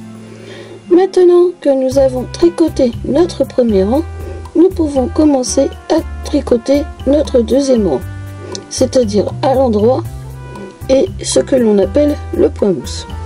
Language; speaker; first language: French; native; French